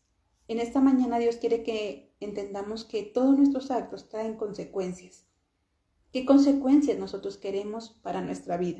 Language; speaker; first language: Spanish; native; Spanish